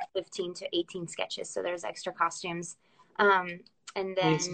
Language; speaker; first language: English; early bilingual, other home language; Russian